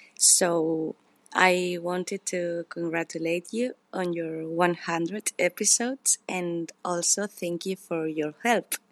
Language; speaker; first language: English; non-native, learner; Spanish